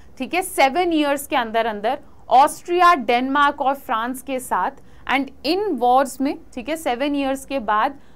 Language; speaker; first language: Hindi; native; Hindi